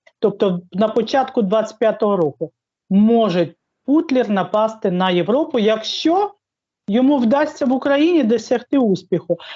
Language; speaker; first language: Ukrainian; native; Ukrainian